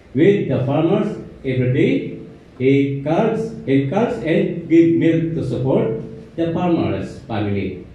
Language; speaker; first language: English; non-native, local second language; Filipino